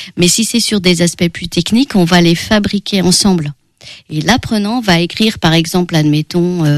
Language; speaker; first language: French; early bilingual, other home language; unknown